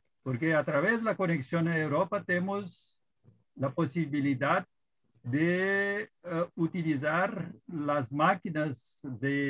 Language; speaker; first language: Spanish; non-native, fluent; Portuguese